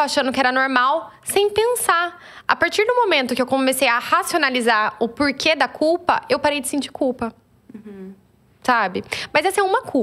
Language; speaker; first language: Portuguese; native; Portuguese